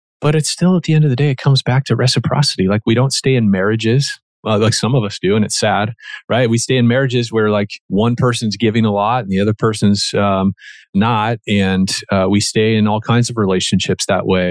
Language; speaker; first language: English; native; English